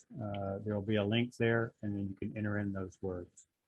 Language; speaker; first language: English; native; English